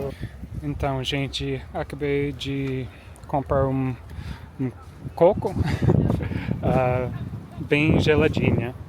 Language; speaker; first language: Portuguese; non-native, fluent; English